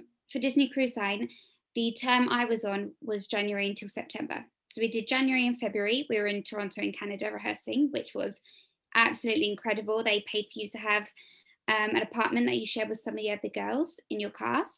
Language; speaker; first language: English; native; English